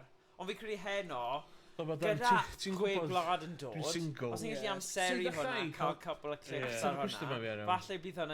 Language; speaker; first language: Welsh; native; Welsh